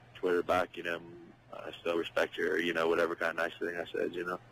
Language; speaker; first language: English; native; English